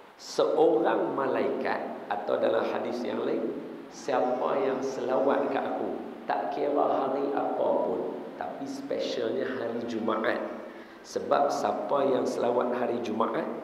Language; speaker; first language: Malay; native; Malay